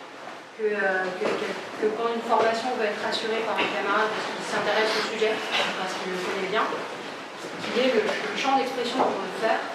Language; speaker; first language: French; native; French